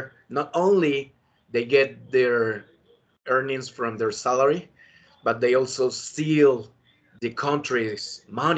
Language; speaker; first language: English; non-native, fluent; Spanish